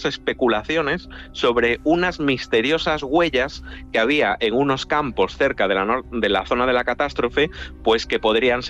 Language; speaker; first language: Spanish; native; Spanish